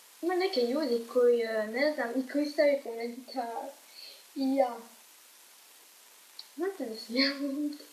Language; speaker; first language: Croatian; early bilingual, heritage; Croatian